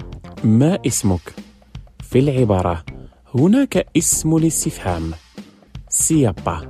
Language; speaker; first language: Arabic; non-native, fluent; Indonesian